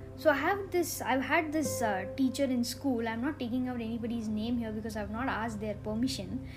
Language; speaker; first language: English; non-native, local second language; Tamil